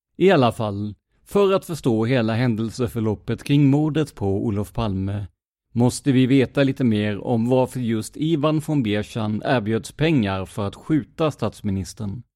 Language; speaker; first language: Swedish; native; Swedish